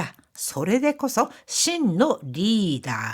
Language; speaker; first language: Japanese; non-native, fluent; Korean